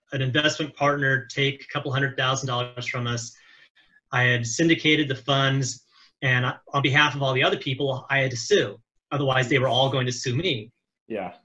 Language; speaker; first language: English; native; English